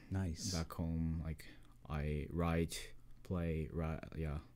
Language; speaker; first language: English; non-native, fluent; Japanese